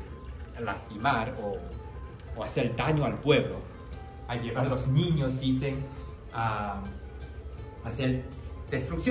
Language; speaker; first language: Spanish; non-native, fluent; Chinese